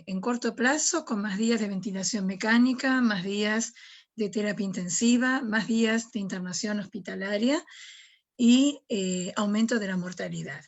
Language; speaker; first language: Spanish; native; Spanish